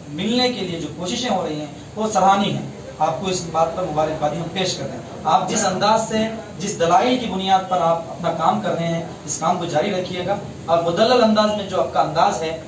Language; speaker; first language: Hindi; non-native, local second language; Urdu